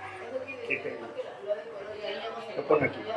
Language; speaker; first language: Spanish; non-native, learner; English